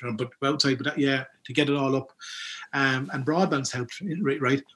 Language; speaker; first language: English; native; English